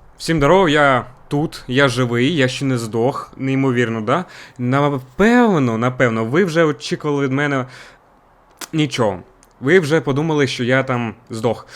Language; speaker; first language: Ukrainian; non-native, local second language; Russian